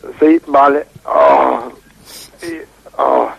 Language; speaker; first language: Spanish; non-native, learner; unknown